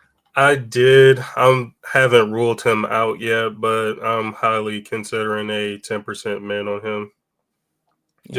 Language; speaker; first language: English; native; English